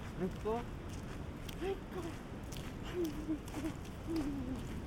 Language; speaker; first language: English; non-native, learner; Spanish